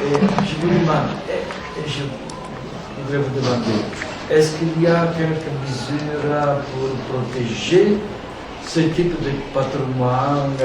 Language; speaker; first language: French; non-native, fluent; Italian